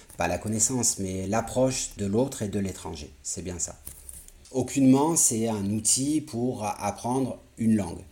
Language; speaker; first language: French; native; French